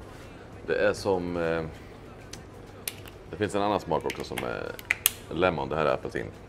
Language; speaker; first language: Swedish; native; Swedish